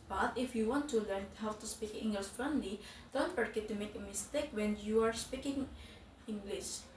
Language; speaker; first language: English; non-native, fluent; Indonesian